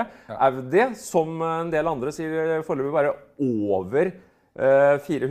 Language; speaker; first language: Norwegian; native; Norwegian